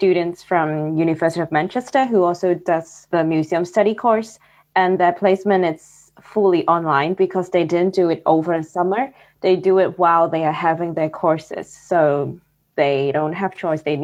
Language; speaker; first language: English; non-native, local second language; Cantonese